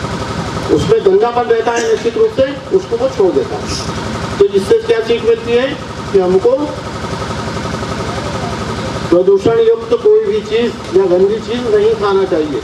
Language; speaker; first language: Hindi; native; Hindi